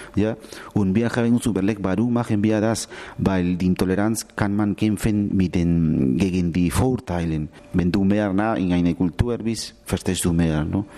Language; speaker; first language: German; non-native, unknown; Spanish